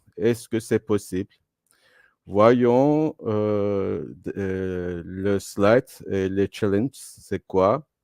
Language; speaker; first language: French; non-native, fluent; Turkish